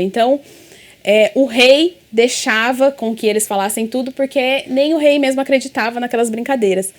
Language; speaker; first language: Portuguese; native; Portuguese